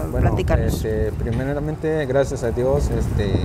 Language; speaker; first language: Spanish; native; Spanish